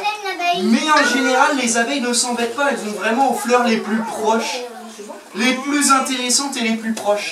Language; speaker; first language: French; native; French